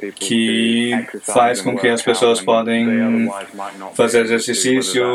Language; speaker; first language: Portuguese; non-native, fluent; English